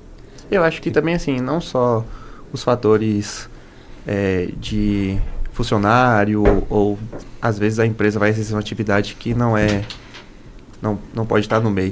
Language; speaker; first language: Portuguese; native; Portuguese